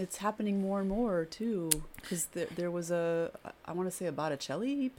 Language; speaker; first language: English; early bilingual, other home language; French